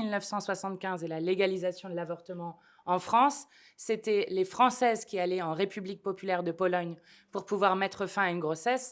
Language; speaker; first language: French; native; French